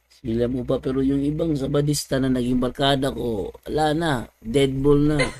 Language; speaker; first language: Filipino; non-native, local second language; Cebuano